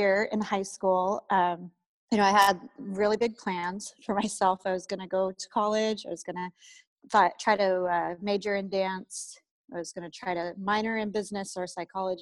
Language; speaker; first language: English; native; English